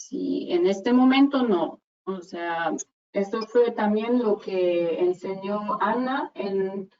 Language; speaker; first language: Spanish; non-native, fluent; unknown